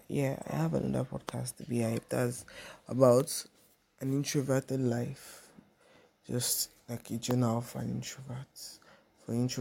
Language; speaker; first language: English; non-native, local second language; Yoruba